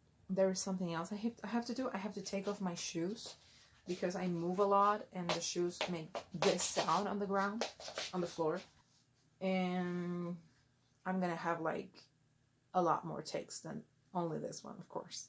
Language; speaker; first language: English; non-native, fluent; Spanish